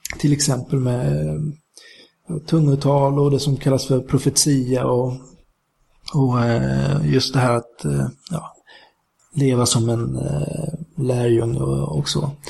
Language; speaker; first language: Swedish; native; Swedish